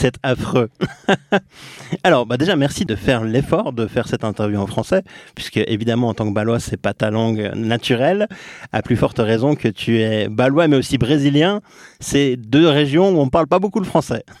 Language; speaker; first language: French; native; French